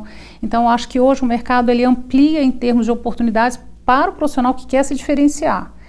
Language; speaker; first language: Portuguese; native; Portuguese